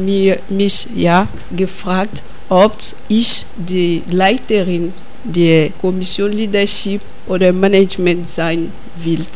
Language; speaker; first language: German; non-native, learner; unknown